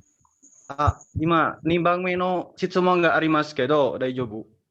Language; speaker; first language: Japanese; non-native, learner; Indonesian